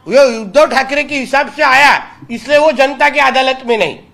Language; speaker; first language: Hindi; non-native, local second language; Marathi